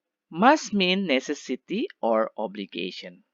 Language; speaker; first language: English; non-native, learner; Indonesian